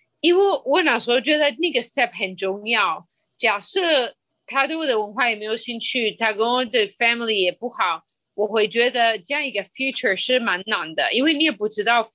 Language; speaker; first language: Chinese; non-native, fluent; Spanish